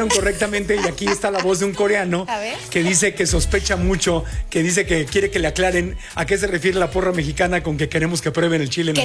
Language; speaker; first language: Spanish; native; Spanish